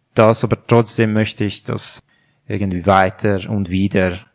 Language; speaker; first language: German; non-native, fluent; Hungarian